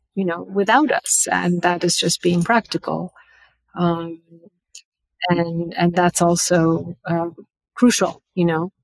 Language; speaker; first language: English; early bilingual, other home language; Bangla